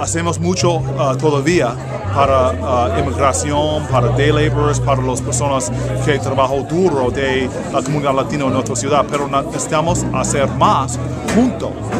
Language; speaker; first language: Spanish; non-native, learner; English